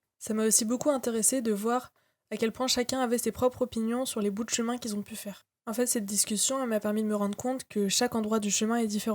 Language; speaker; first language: French; native; French